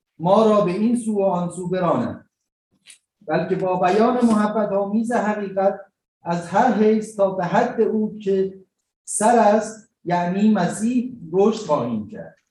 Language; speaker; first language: Persian; native; Persian